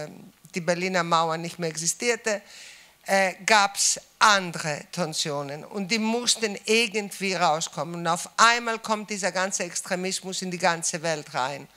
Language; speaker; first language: German; non-native, fluent; Greek